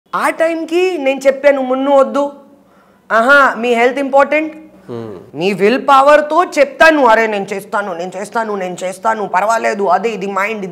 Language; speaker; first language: Telugu; non-native, learner; Hindi